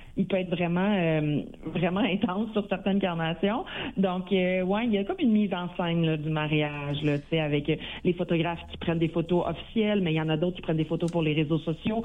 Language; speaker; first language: French; native; French